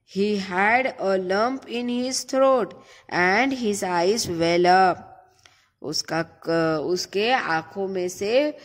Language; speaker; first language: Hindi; non-native, local second language; Marathi